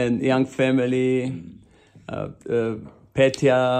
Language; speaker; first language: English; non-native, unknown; Bulgarian